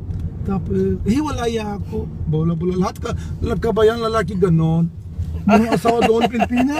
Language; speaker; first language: Filipino; non-native, learner; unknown